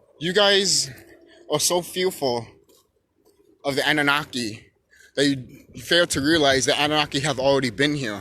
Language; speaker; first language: English; native; English